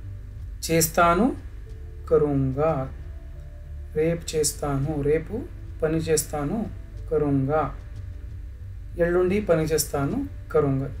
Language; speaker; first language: Hindi; non-native, learner; Telugu